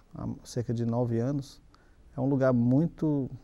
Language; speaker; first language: Portuguese; native; Portuguese